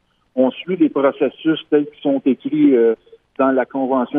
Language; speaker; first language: French; native; French